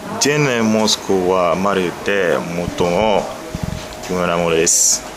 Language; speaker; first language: Japanese; non-native, learner; Bambara